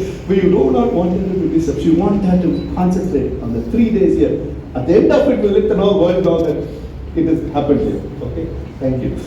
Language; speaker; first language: English; non-native, local second language; Tamil